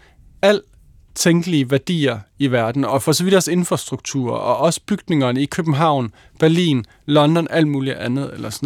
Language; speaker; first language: Danish; native; Danish